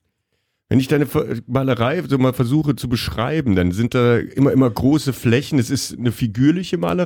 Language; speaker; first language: German; native; German